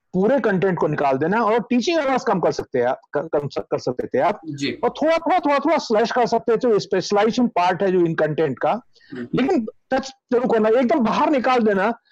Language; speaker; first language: Hindi; native; Hindi